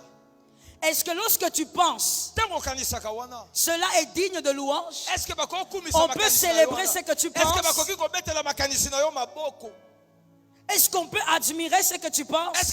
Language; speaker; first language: French; non-native, local second language; Lingala